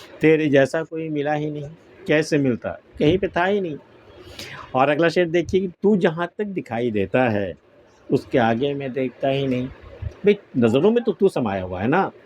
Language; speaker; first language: Urdu; native; Urdu